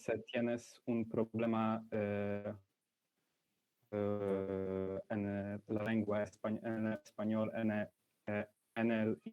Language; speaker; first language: Spanish; non-native, learner; Polish